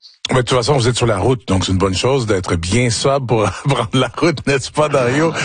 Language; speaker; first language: French; native; French